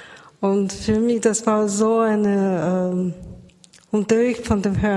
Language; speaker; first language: German; non-native, learner; Russian